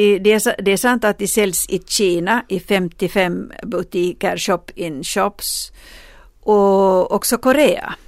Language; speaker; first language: Swedish; non-native, local second language; Finnish